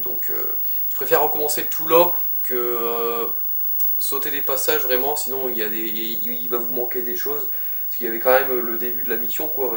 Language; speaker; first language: French; native; French